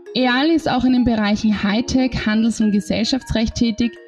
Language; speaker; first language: German; native; German